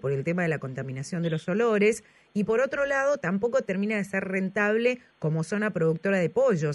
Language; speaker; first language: Spanish; native; Spanish